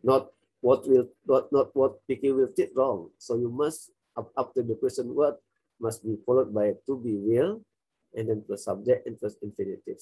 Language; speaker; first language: English; non-native, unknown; Indonesian